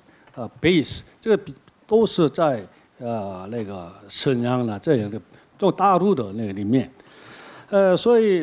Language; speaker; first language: Chinese; non-native, learner; Korean